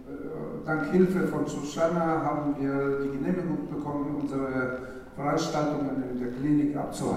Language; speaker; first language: German; non-native, fluent; Russian